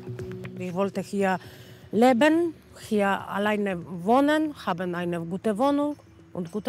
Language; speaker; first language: German; non-native, learner; Polish